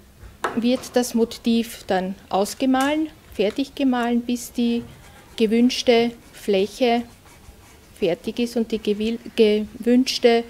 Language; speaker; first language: German; native; German